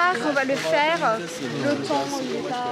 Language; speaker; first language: French; native; French